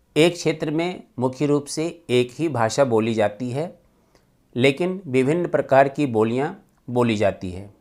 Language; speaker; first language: Hindi; native; Hindi